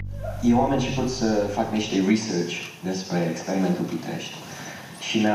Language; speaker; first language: Romanian; non-native, fluent; English